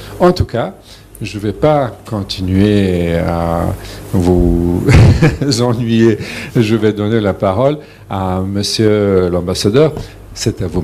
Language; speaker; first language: French; non-native, fluent; Serbian